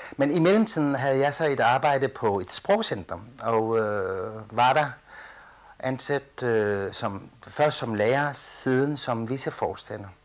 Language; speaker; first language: Danish; early bilingual, other home language; Kurdish